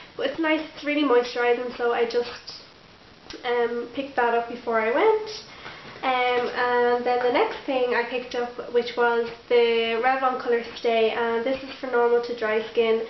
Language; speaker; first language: English; native; English